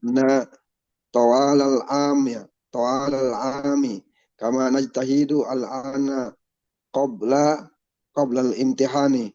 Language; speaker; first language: Arabic; non-native, learner; Indonesian